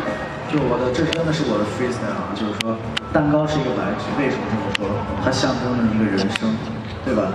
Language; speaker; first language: Chinese; native; Chinese